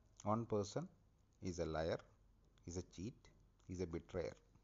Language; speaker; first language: English; non-native, local second language; Malayalam